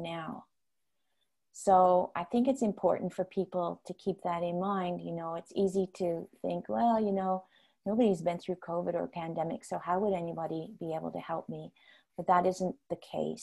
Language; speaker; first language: English; non-native, fluent; Dutch